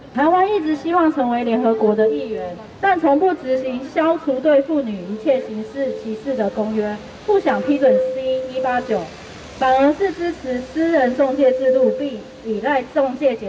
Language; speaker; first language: Chinese; non-native, fluent; Indonesian